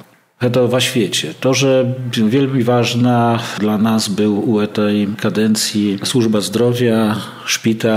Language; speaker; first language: Polish; non-native, local second language; Belarusian